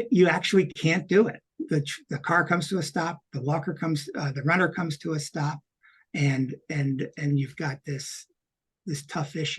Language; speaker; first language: English; native; English